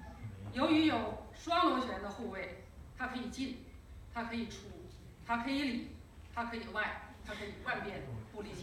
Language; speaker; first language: Chinese; native; Chinese